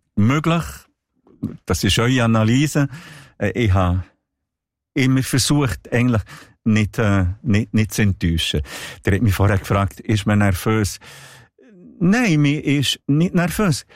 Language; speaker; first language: German; non-native, local second language; Italian